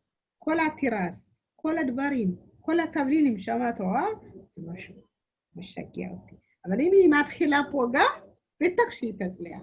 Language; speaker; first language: Hebrew; non-native, learner; Amharic